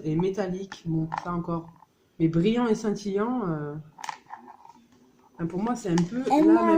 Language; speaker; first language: French; native; French